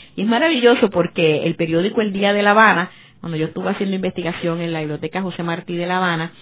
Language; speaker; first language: Spanish; native; Spanish